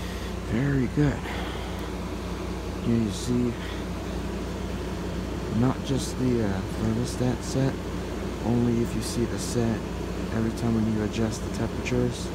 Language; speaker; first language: English; native; English